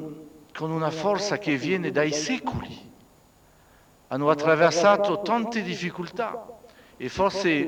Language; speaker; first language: Italian; non-native, fluent; French